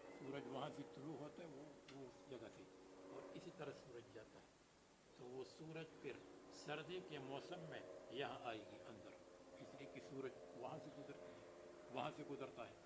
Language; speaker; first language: Urdu; non-native, fluent; Gujarati